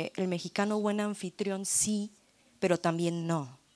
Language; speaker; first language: Spanish; native; Spanish